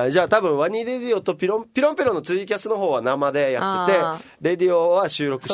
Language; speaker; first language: Japanese; native; Japanese